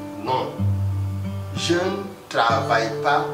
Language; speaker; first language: French; non-native, fluent; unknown